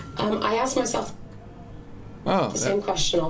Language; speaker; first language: English; native; English